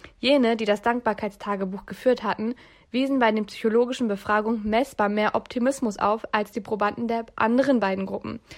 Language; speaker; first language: German; early bilingual, other home language; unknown